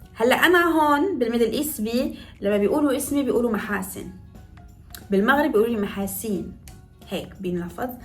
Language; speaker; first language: Arabic; native; Arabic